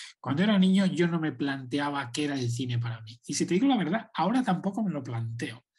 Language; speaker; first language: Spanish; native; Spanish